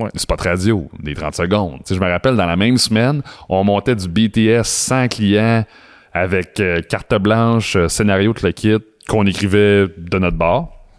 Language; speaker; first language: French; native; French